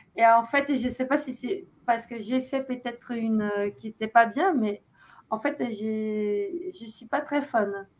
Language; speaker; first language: French; non-native, fluent; Portuguese